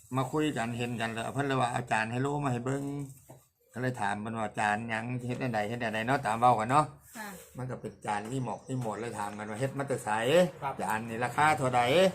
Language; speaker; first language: Thai; native; Thai